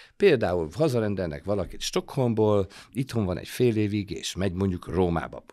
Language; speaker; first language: Hungarian; native; Hungarian